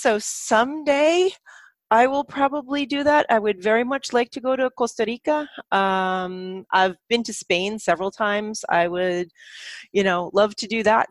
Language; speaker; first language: English; native; English